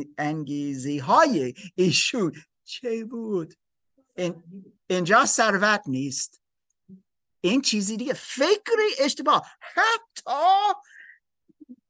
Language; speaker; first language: Persian; non-native, learner; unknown